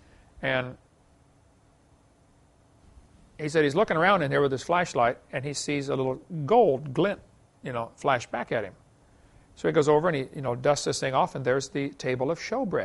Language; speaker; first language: English; native; English